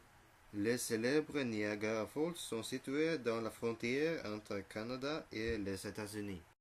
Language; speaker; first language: French; non-native, learner; Norwegian